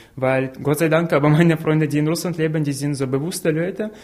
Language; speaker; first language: German; non-native, fluent; Ukrainian